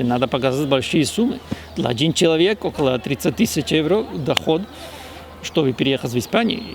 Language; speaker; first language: Russian; non-native, fluent; Spanish